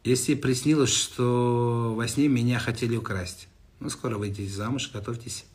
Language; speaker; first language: Russian; non-native, local second language; Kazakh